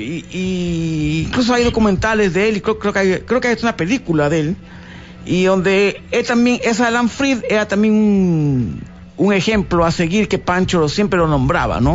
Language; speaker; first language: Spanish; native; Spanish